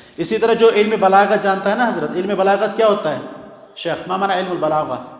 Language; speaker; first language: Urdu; non-native, local second language; Kashmiri